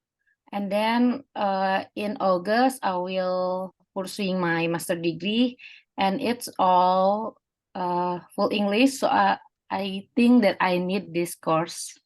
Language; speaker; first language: English; non-native, learner; Indonesian